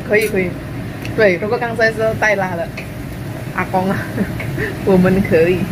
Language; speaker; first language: Chinese; non-native, learner; Indonesian